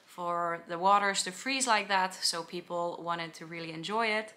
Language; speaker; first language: English; non-native, fluent; Finnish